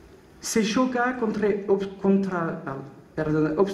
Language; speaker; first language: Spanish; non-native, learner; French